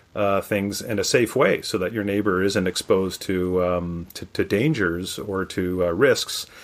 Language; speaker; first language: English; native; English